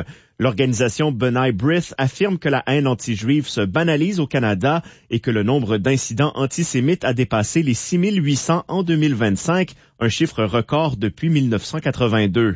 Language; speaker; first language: French; native; French